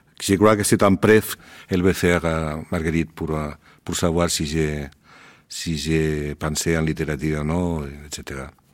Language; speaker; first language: French; non-native, learner; Spanish